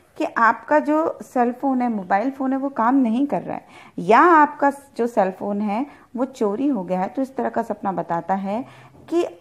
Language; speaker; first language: Hindi; native; Hindi